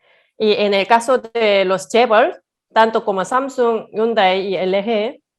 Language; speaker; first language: Spanish; non-native, fluent; Korean